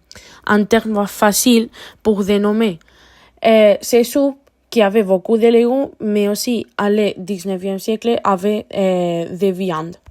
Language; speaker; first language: French; non-native, learner; Spanish